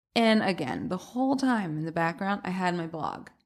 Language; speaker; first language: English; native; English